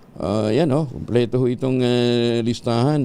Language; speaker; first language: Filipino; native; Filipino